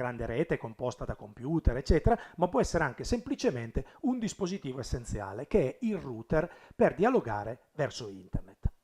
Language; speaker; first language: Italian; native; Italian